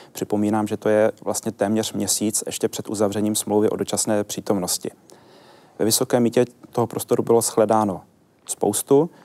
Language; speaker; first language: Czech; native; Czech